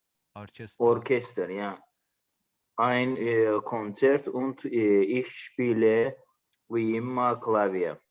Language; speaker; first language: German; non-native, learner; Azerbaijani